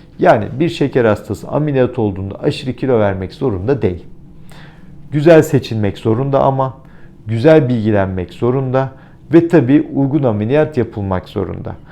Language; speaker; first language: Turkish; native; Turkish